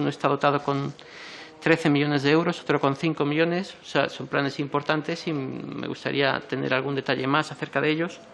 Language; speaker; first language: Spanish; native; Spanish